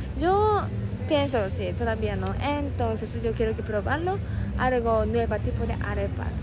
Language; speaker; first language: Spanish; non-native, learner; Japanese